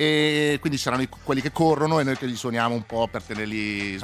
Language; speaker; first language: Italian; native; Italian